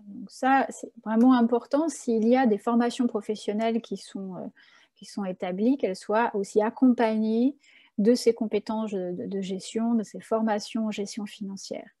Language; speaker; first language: French; native; French